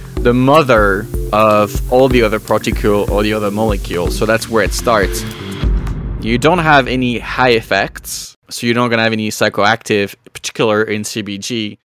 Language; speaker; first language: English; non-native, fluent; French